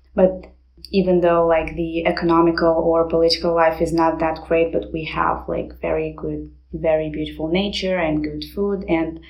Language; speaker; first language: English; non-native, fluent; Romanian